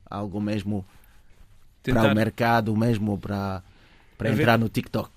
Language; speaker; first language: Portuguese; non-native, fluent; French